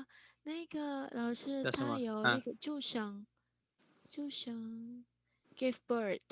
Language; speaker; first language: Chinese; non-native, learner; Indonesian